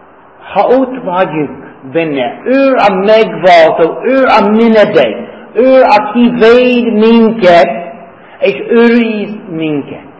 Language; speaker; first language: Hungarian; non-native, fluent; English